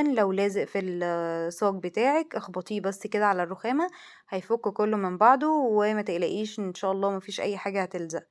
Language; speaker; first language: Arabic; native; Arabic